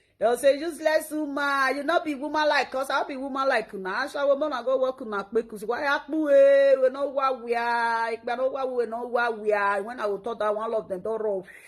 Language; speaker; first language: Nigerian Pidgin; non-native, local second language; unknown